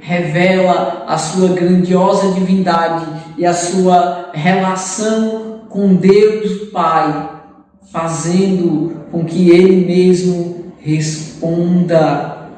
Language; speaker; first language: Portuguese; native; Portuguese